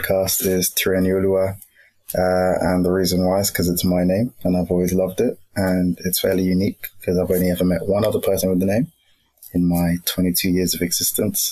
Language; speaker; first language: English; native; English